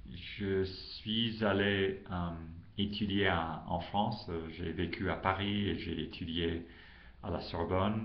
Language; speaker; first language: French; non-native, fluent; English